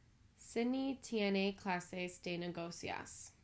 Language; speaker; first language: Spanish; non-native, learner; English